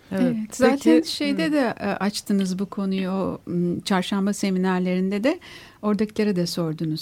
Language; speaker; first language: Turkish; native; Turkish